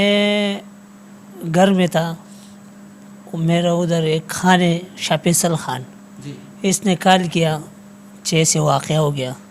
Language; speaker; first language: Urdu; non-native, local second language; Pashto